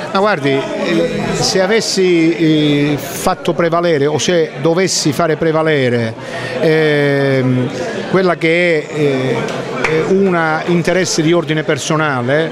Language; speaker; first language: Italian; native; Italian